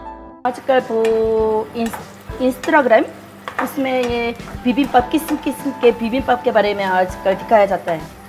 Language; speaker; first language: Hindi; non-native, learner; Korean